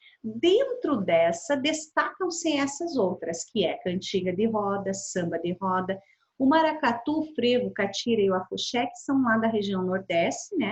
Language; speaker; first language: Portuguese; native; Portuguese